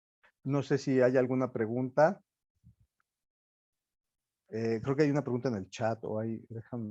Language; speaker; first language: Spanish; native; Spanish